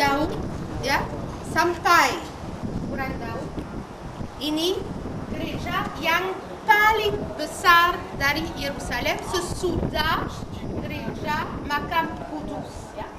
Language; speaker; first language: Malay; non-native, fluent; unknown